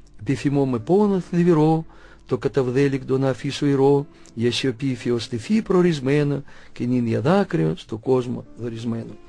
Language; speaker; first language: Greek; non-native, fluent; Russian